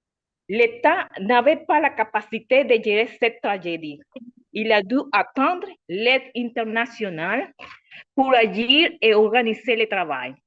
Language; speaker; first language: French; non-native, learner; Spanish